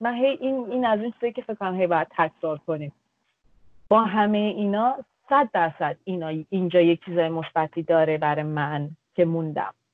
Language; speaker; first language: Persian; native; Persian